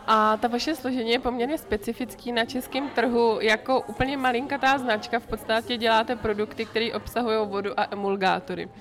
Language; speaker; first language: Czech; native; Czech